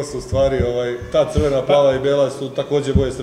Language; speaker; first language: Serbian; native; Serbian